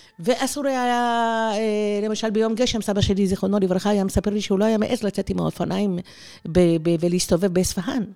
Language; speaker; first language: Hebrew; early bilingual, other home language; Persian